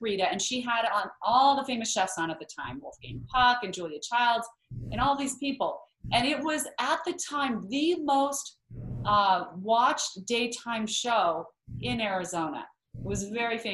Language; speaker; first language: English; native; English